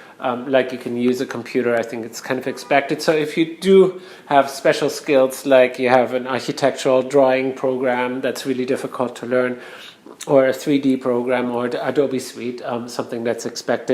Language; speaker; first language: English; non-native, fluent; German